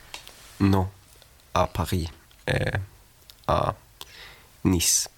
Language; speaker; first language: French; non-native, learner; Swedish